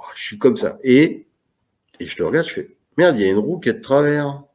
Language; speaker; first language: French; native; French